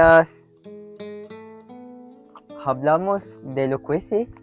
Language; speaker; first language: Spanish; non-native, learner; Malay